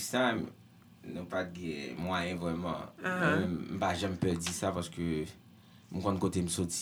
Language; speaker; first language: English; non-native, learner; Haitian Creole